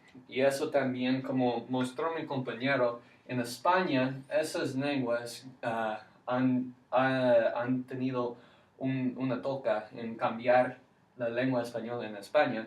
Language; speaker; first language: Spanish; non-native, fluent; English